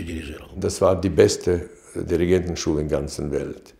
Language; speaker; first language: German; non-native, fluent; Latvian